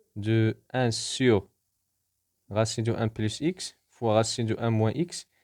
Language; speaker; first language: French; non-native, local second language; Arabic